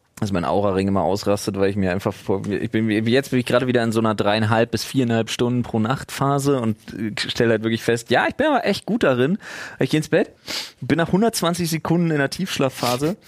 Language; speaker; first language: German; native; German